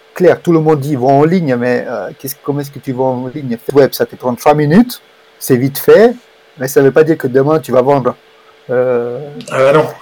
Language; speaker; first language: French; non-native, fluent; Romanian